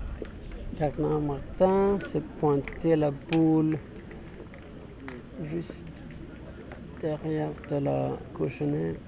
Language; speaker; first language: French; non-native, learner; English